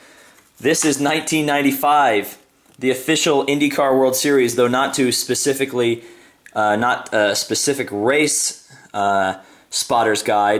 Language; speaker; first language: English; native; English